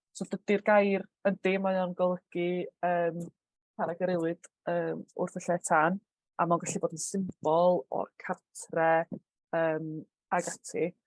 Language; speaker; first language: Welsh; native; Welsh